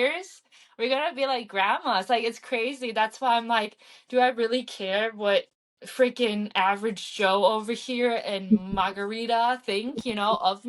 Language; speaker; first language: English; early bilingual, heritage; English